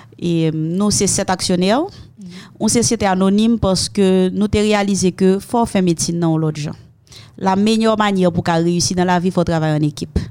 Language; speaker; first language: French; non-native, local second language; Haitian Creole